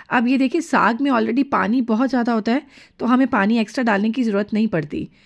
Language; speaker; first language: Hindi; non-native, local second language; Punjabi